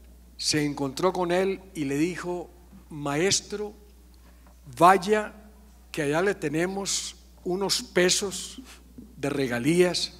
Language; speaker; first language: Spanish; native; Spanish